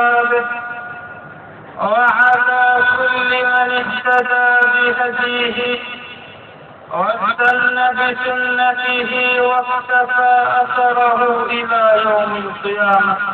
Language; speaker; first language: Arabic; native; Arabic